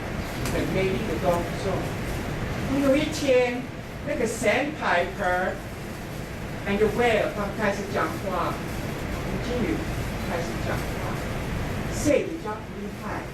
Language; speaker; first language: Chinese; non-native, fluent; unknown